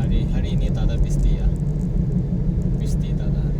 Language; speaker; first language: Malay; non-native, local second language; Chinese